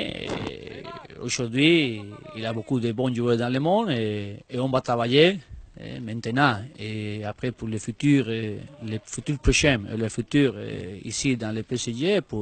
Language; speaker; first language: French; non-native, fluent; Spanish